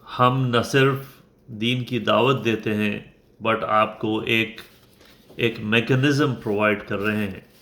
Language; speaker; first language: Urdu; native; Urdu